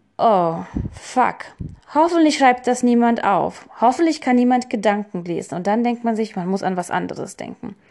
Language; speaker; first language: German; non-native, fluent; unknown